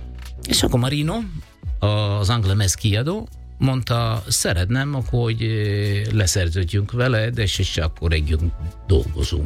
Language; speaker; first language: Hungarian; non-native, learner; Italian